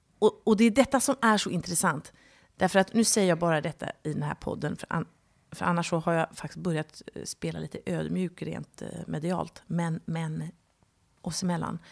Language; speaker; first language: Swedish; native; Swedish